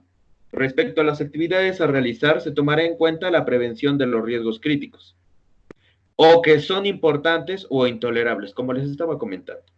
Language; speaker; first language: Spanish; native; Spanish